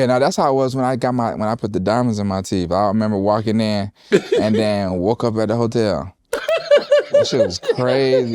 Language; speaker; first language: English; native; English